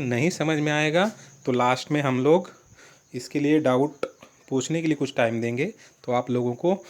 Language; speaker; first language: Hindi; non-native, local second language; Marathi